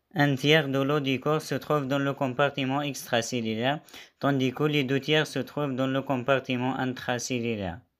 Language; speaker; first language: French; non-native, local second language; Arabic